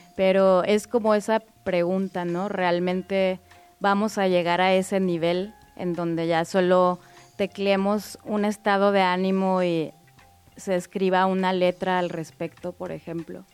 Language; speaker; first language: Spanish; native; Spanish